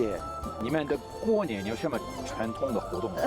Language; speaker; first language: Chinese; non-native, fluent; English